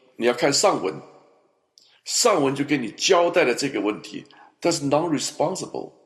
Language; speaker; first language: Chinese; native; Chinese